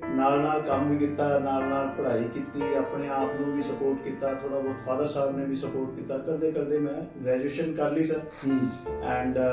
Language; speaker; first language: Punjabi; non-native, local second language; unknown